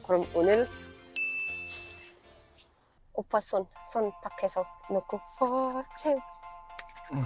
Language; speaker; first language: Korean; non-native, fluent; Arabic